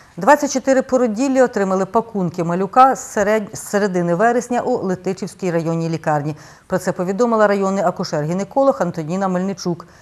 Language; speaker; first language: Ukrainian; native; Ukrainian